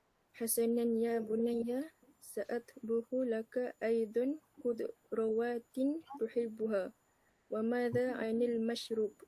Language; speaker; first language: Arabic; non-native, learner; Malay